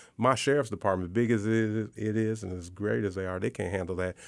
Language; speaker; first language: English; native; English